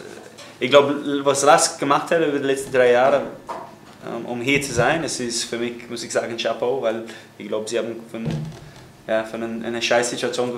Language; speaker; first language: German; non-native, fluent; English